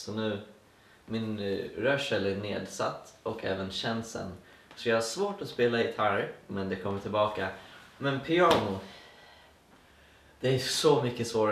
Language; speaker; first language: Swedish; native; Swedish